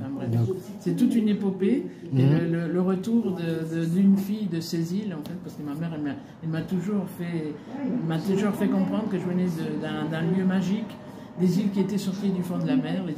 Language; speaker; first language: French; early bilingual, other home language; Spanish